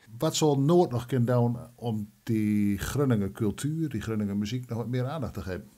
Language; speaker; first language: Dutch; native; Dutch